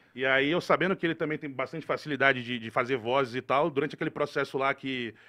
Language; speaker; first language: Portuguese; native; Portuguese